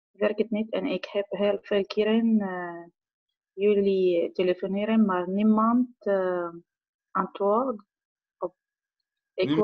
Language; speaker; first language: Dutch; non-native, learner; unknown